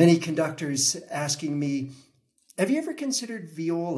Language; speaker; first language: English; native; English